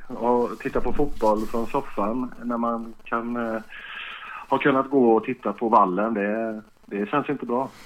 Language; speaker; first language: Swedish; native; Swedish